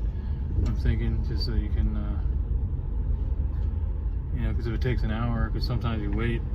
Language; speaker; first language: English; native; English